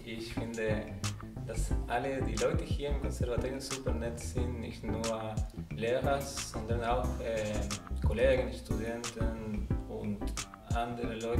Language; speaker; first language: German; non-native, learner; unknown